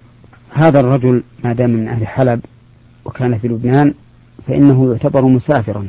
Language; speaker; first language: Arabic; native; Arabic